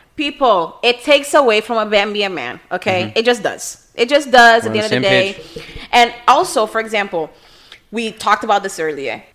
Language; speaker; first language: English; non-native, fluent; Portuguese